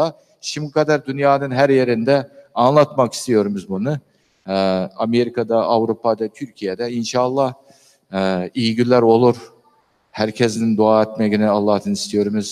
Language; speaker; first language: Turkish; non-native, learner; Uyghur